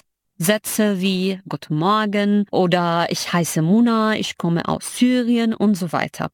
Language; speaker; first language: German; non-native, fluent; Arabic